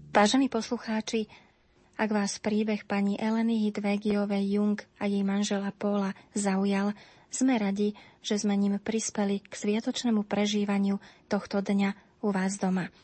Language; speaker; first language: Slovak; native; Slovak